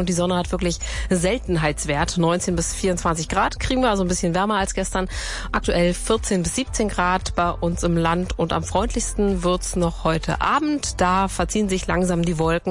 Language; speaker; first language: German; native; German